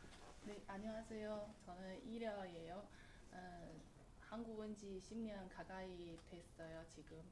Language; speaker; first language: Korean; non-native, learner; Chinese